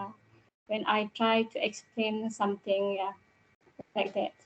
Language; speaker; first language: English; non-native, learner; Indonesian